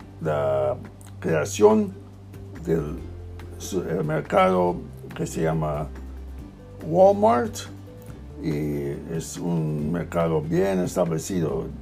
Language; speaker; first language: Spanish; non-native, learner; English